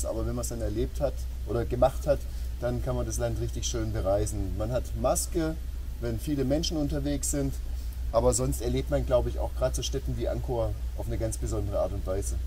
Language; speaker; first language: German; native; German